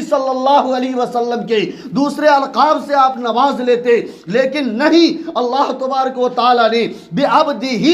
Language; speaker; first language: Urdu; native; Urdu